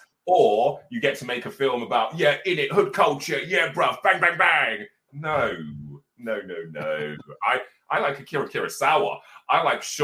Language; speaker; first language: English; native; English